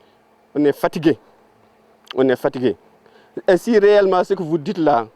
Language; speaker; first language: French; non-native, local second language; Fula